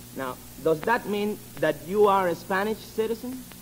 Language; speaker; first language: English; non-native, fluent; Spanish